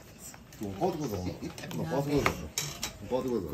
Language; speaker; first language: Japanese; native; Japanese